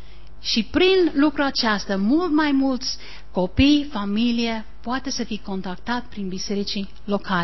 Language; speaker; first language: Romanian; non-native, learner; English